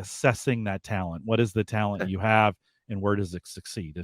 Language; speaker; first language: English; native; English